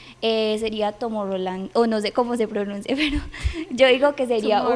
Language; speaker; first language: Spanish; native; Spanish